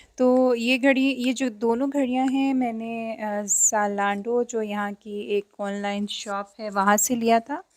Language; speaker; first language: Urdu; native; Urdu